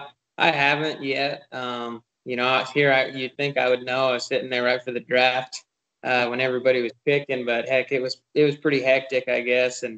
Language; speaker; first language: English; native; English